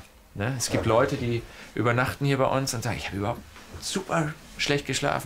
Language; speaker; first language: German; native; German